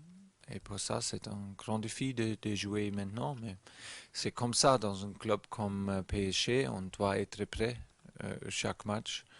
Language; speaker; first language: French; non-native, learner; German